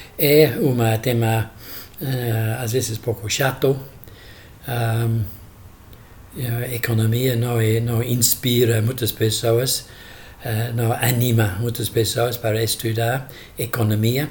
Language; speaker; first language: Portuguese; non-native, fluent; English